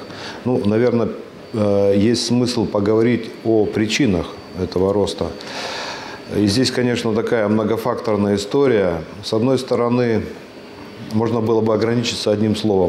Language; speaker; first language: Russian; native; Russian